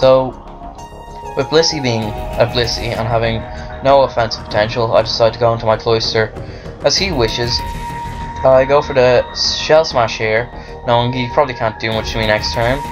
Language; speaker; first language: English; native; English